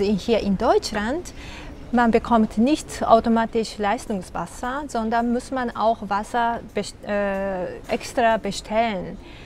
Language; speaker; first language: German; non-native, fluent; Japanese